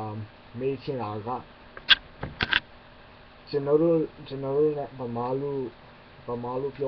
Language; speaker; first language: Burmese; non-native, learner; English